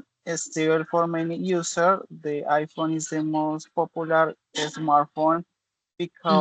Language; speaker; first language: English; non-native, learner; Spanish